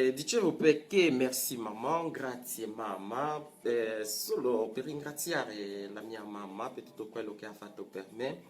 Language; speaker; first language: Italian; non-native, fluent; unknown